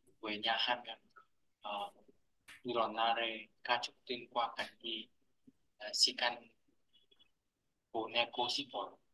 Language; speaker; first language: Korean; non-native, learner; Vietnamese